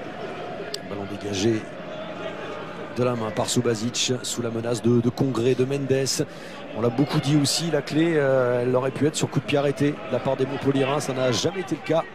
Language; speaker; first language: French; native; French